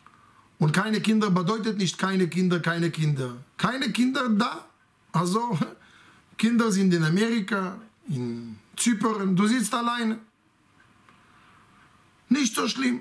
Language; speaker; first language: German; non-native, fluent; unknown